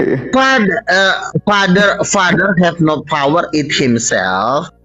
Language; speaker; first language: English; non-native, learner; Indonesian